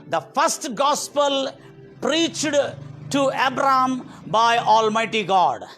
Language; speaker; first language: English; non-native, local second language; Kannada